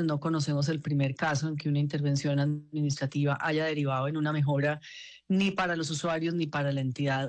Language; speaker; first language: Spanish; native; Spanish